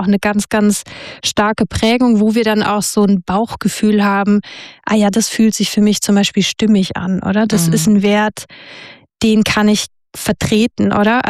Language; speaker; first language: German; native; German